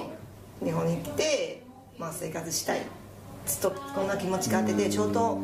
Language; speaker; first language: Japanese; non-native, fluent; Chinese